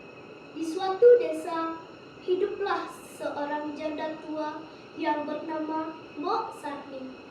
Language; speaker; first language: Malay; non-native, local second language; Balinese